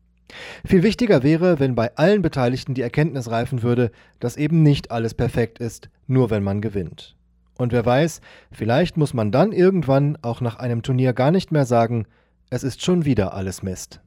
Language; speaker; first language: German; native; German